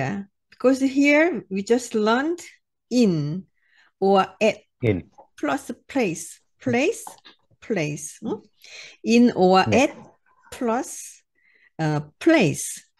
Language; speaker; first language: English; non-native, learner; Korean